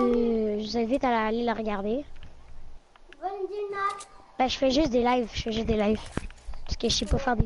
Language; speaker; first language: French; native; French